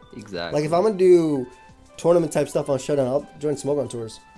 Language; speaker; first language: English; native; English